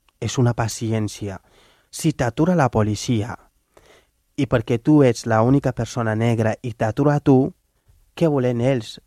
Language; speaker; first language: Catalan; non-native, fluent; Wolof